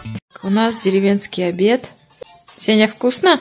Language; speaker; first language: Russian; native; Russian